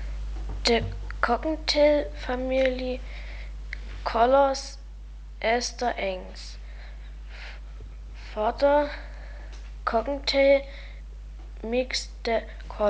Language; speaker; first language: English; non-native, learner; German